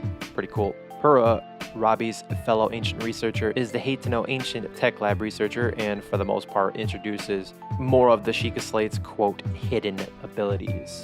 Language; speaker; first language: English; native; English